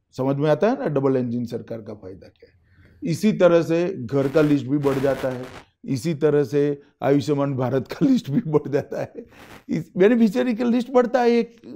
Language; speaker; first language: Hindi; non-native, local second language; Gujarati